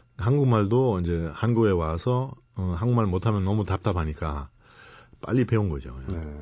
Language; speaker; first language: Korean; non-native, fluent; German